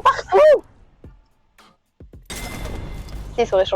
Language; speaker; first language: French; native; French